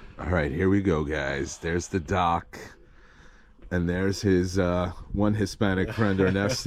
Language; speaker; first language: English; native; English